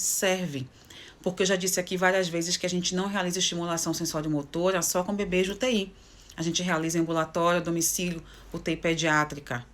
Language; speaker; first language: Portuguese; native; Portuguese